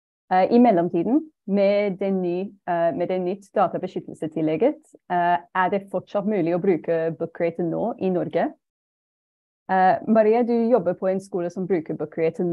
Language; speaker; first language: Norwegian; non-native, fluent; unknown